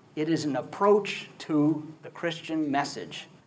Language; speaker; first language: English; native; English